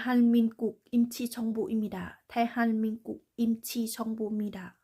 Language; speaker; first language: Korean; non-native, learner; Thai